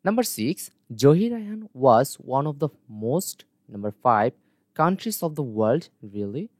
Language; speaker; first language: English; non-native, local second language; Bangla